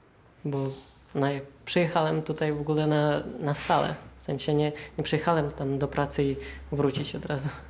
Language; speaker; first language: Polish; non-native, fluent; Ukrainian